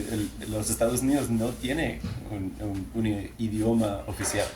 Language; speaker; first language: Spanish; non-native, learner; English